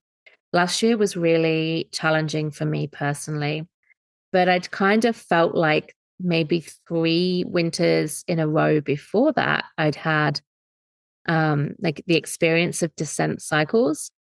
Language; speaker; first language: English; native; English